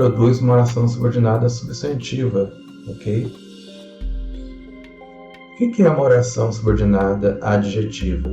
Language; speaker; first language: Portuguese; native; Portuguese